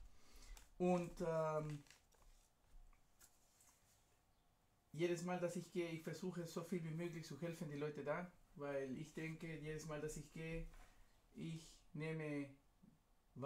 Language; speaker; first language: German; non-native, fluent; Spanish